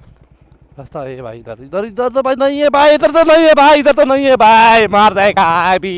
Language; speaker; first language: Hindi; non-native, learner; Nepali